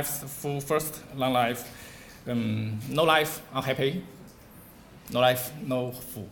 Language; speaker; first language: English; non-native, learner; Chinese